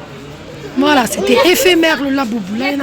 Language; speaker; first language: French; native; French